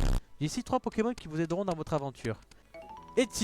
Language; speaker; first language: French; native; French